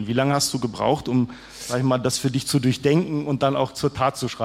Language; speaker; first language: German; native; German